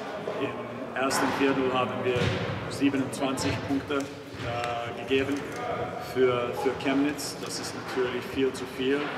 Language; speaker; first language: German; non-native, fluent; Finnish